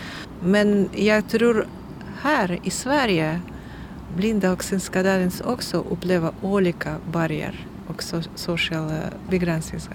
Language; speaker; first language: Swedish; non-native, learner; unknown